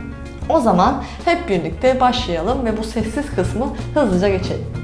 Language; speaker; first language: Turkish; native; Turkish